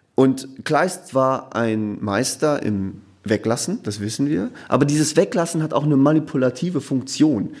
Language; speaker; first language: German; native; German